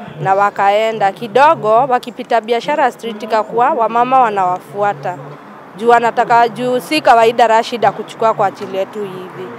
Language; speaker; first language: Swahili; native; Swahili